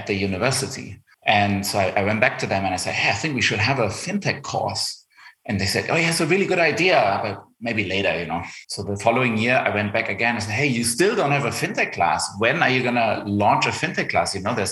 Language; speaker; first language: English; non-native, fluent; German